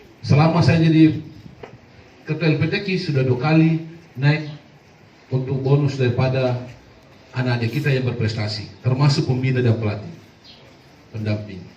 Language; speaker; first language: Indonesian; non-native, local second language; Buginese